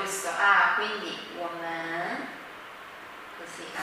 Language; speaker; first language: Italian; non-native, learner; Chinese